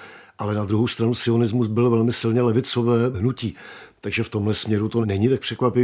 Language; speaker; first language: Czech; native; Czech